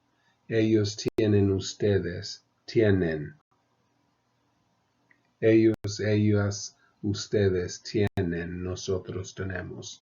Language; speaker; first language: Spanish; non-native, fluent; English